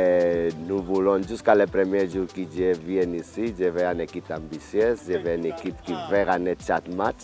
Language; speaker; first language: French; non-native, learner; Spanish